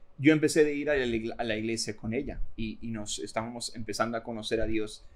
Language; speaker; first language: Spanish; non-native, fluent; English